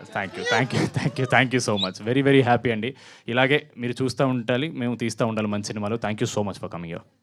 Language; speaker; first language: Telugu; native; Telugu